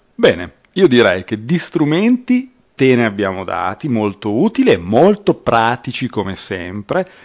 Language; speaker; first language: Italian; native; Italian